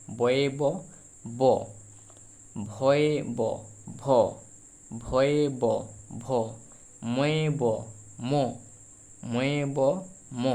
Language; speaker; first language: Bangla; native; Bangla